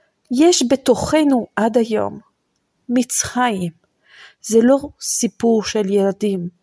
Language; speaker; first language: Hebrew; non-native, fluent; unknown